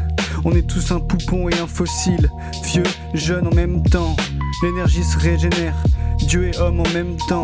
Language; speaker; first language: French; native; French